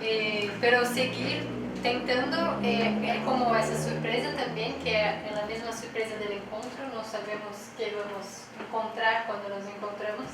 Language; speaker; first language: Spanish; non-native, learner; Portuguese